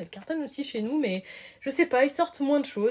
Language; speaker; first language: French; native; French